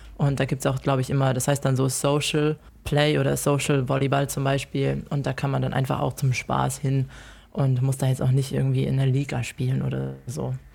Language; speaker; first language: German; native; German